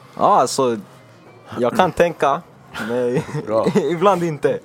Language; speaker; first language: Swedish; early bilingual, other home language; Finnish